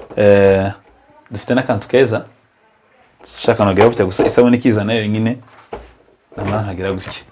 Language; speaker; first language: Kinyarwanda; native; Kinyarwanda